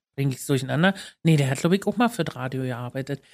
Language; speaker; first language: German; native; German